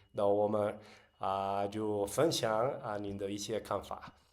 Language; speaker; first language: Chinese; non-native, fluent; Spanish